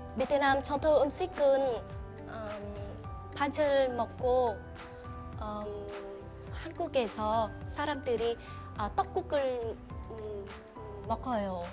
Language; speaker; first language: Korean; non-native, learner; Vietnamese